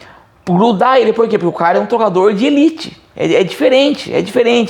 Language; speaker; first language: Portuguese; native; Portuguese